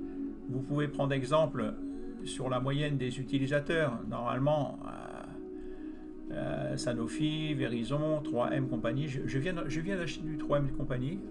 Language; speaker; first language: French; native; French